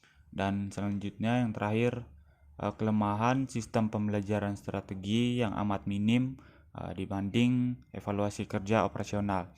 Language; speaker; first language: Indonesian; native; Indonesian